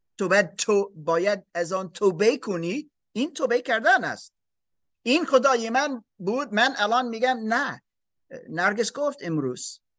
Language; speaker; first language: Persian; non-native, learner; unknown